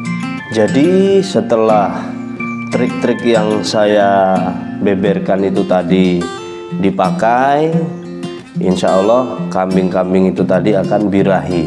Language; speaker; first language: Indonesian; non-native, local second language; Javanese